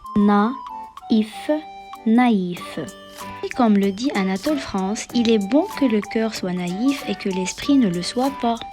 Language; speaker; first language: French; non-native, local second language; Arabic